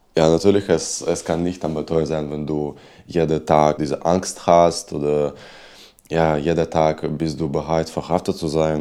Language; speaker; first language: German; non-native, learner; Belarusian